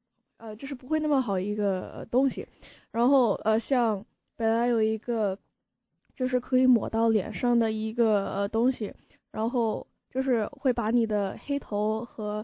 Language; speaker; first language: Chinese; early bilingual, heritage; Chinese